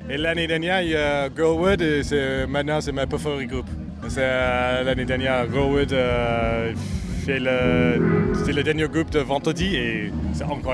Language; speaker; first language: French; non-native, learner; English